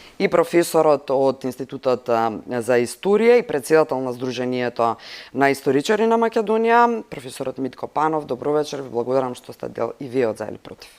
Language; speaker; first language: Macedonian; native; Macedonian